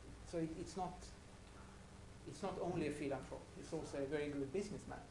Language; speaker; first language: English; non-native, fluent; Swedish